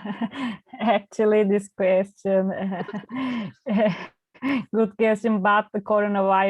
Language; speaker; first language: English; non-native, learner; Turkish